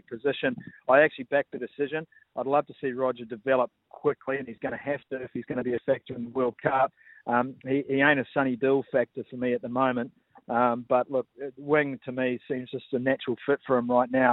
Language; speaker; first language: English; native; English